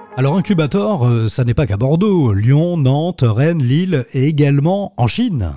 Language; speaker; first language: French; native; French